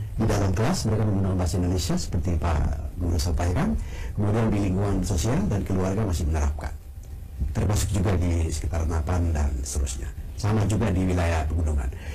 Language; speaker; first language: Indonesian; non-native, local second language; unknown